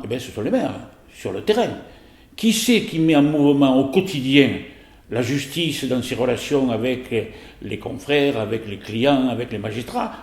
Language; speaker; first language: French; native; French